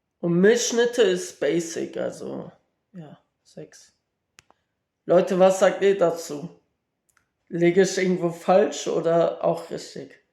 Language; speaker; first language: German; early bilingual, other home language; Kurdish